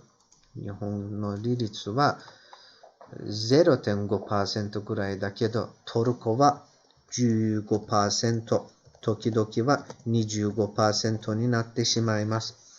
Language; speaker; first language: Japanese; non-native, fluent; Turkish